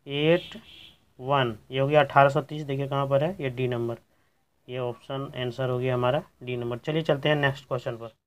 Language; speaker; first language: Hindi; native; Hindi